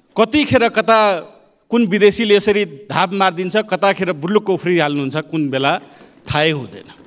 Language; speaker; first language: Nepali; non-native, local second language; Maithili